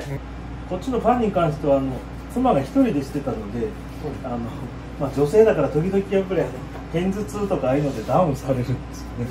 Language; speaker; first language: Japanese; native; Japanese